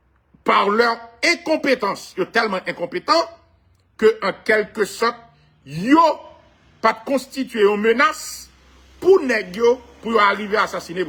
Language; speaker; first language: French; non-native, local second language; Haitian Creole